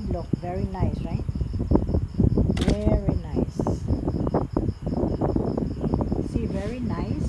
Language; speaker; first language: English; non-native, local second language; Cebuano